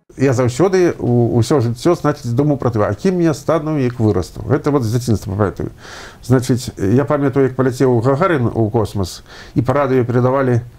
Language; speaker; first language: Belarusian; native; Belarusian